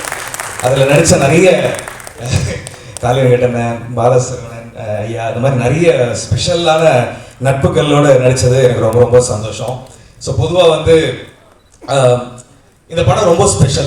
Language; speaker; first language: Tamil; native; Tamil